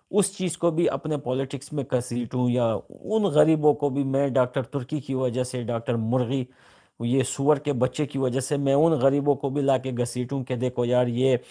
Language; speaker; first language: Urdu; non-native, local second language; Pashto